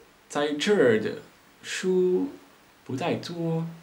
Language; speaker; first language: Chinese; non-native, learner; Dutch